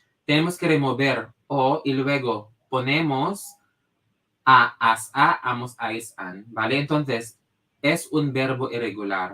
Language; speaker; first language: Spanish; non-native, fluent; Filipino